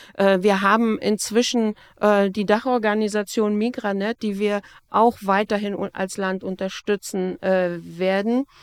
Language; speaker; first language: German; native; German